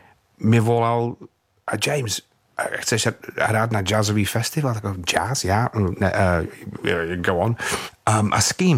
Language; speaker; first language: Czech; non-native, learner; English